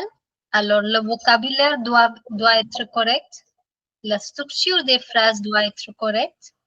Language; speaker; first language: French; non-native, fluent; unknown